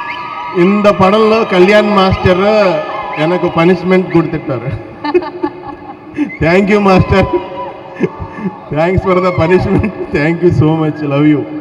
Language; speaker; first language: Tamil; non-native, learner; Telugu